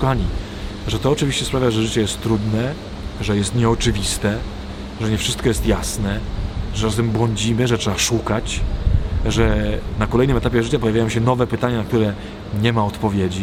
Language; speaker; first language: Polish; native; Polish